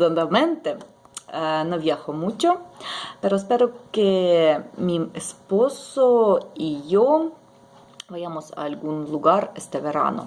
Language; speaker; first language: Spanish; non-native, learner; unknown